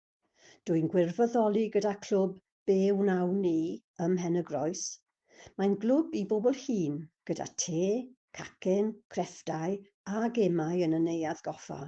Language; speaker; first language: Welsh; non-native, fluent; English